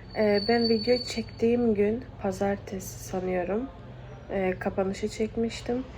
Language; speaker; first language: Turkish; early bilingual, heritage; Turkish